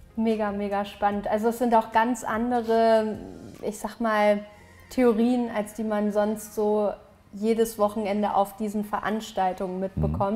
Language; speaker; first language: German; native; German